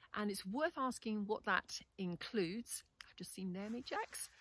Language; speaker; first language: English; native; English